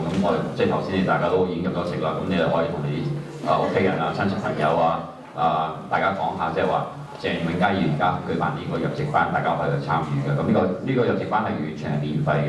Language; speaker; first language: Cantonese; native; Cantonese